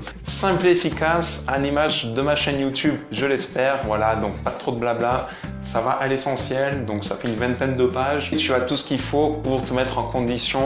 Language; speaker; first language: French; native; French